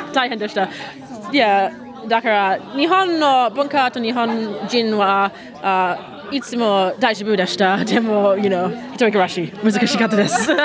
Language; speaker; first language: Japanese; non-native, learner; English